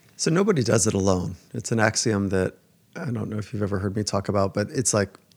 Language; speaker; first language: English; native; English